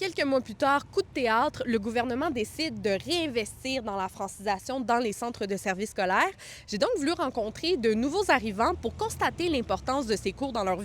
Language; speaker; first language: French; native; French